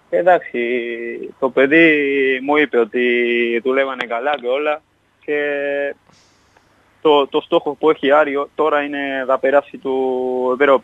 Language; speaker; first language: Greek; non-native, fluent; Spanish